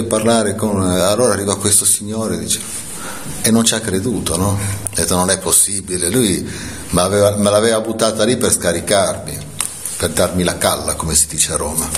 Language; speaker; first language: Italian; native; Italian